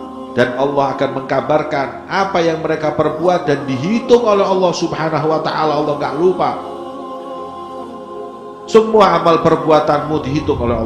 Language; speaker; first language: Indonesian; native; Indonesian